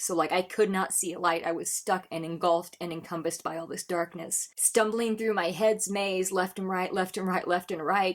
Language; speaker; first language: English; native; English